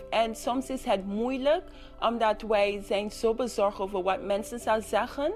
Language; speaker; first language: Dutch; non-native, local second language; English